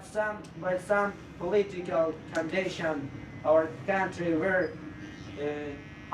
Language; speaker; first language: English; non-native, learner; Persian